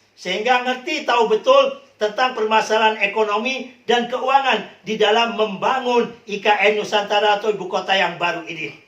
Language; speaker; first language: Indonesian; native; Indonesian